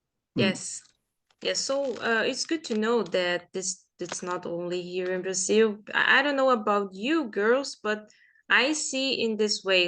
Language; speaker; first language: English; non-native, fluent; Portuguese